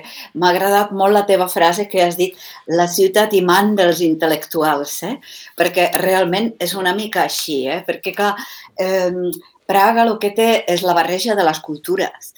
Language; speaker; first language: Catalan; non-native, fluent; Czech